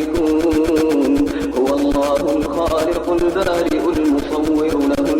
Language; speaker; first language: Arabic; native; Arabic